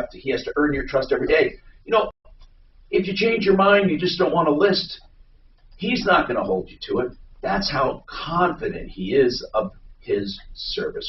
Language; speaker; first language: English; native; English